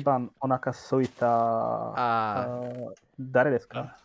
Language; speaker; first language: Japanese; non-native, learner; English